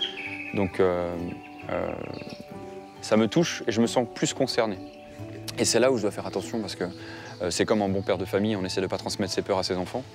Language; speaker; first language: French; native; French